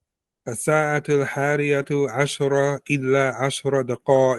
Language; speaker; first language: Arabic; non-native, learner; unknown